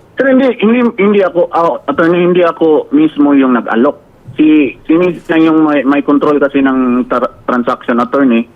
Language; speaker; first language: Filipino; native; Filipino